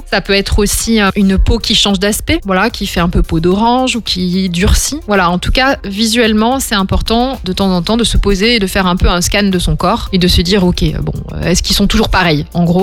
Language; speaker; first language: French; native; French